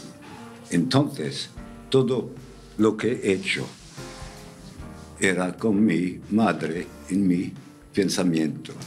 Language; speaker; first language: Spanish; non-native, fluent; English